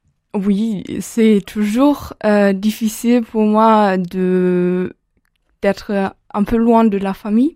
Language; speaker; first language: French; non-native, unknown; German